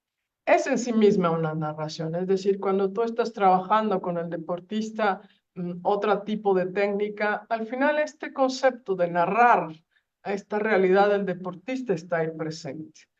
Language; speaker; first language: Spanish; native; Spanish